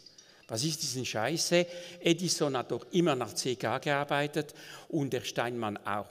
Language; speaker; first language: German; non-native, local second language; French